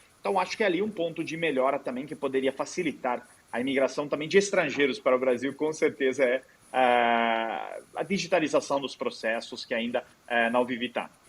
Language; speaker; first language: Portuguese; non-native, fluent; Italian